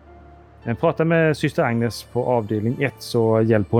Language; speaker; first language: Swedish; native; Swedish